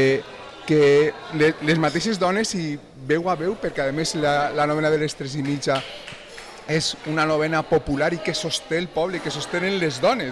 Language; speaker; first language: Catalan; native; Catalan